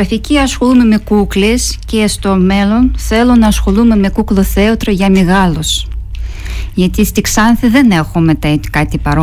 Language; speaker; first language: Greek; non-native, fluent; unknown